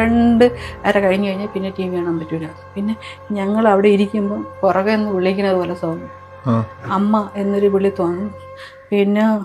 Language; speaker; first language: Malayalam; native; Malayalam